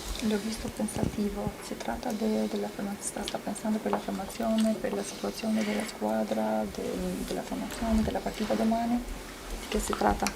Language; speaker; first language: Italian; non-native, fluent; Albanian